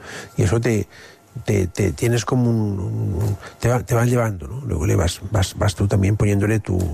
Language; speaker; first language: Spanish; non-native, local second language; Catalan